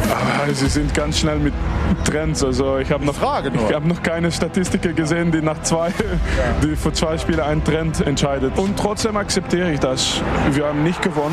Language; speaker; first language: German; non-native, fluent; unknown